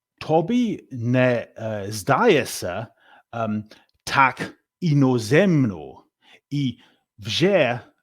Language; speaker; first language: Ukrainian; non-native, learner; English